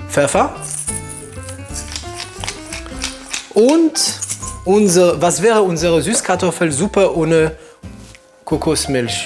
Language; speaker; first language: German; non-native, fluent; French